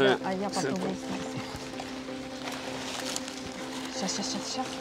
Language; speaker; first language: Russian; native; Russian